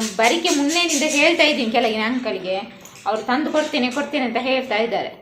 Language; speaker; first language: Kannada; non-native, local second language; Tulu